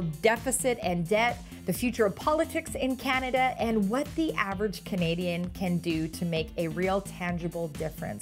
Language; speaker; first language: English; native; English